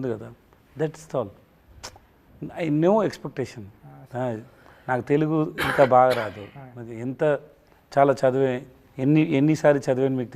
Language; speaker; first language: Telugu; non-native, learner; Tamil